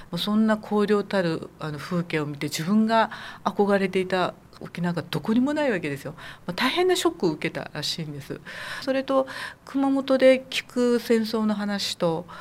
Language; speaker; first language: Japanese; native; Japanese